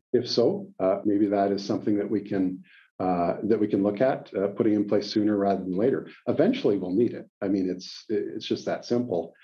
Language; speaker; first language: English; native; English